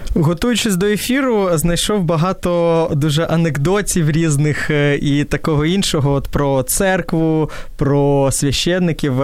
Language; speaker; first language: Ukrainian; native; Ukrainian